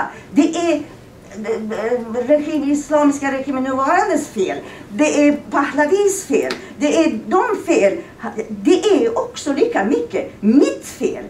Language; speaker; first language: Swedish; non-native, fluent; Persian